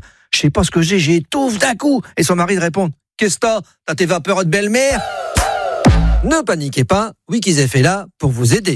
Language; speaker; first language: French; native; French